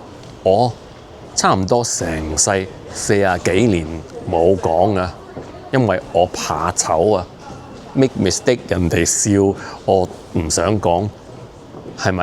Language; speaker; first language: Cantonese; early bilingual, heritage; Cantonese